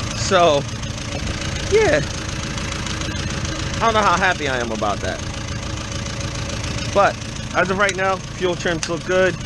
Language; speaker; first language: English; native; English